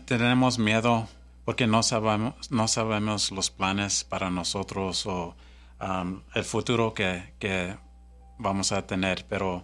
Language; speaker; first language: Spanish; early bilingual, heritage; Spanish